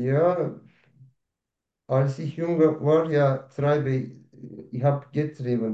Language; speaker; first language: German; non-native, learner; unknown